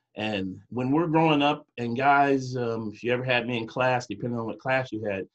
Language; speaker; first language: English; native; English